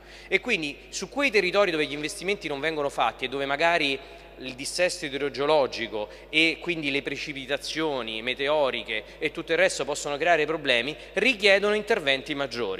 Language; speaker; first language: Italian; native; Italian